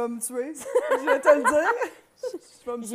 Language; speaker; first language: French; native; French